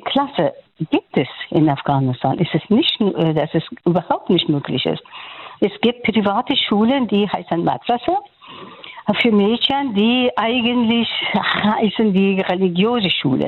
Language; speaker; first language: German; non-native, fluent; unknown